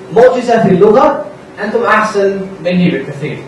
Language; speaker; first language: Arabic; non-native, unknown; English